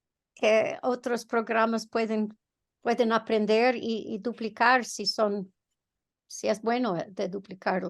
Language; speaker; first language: Spanish; non-native, fluent; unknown